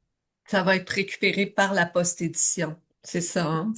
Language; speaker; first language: French; native; French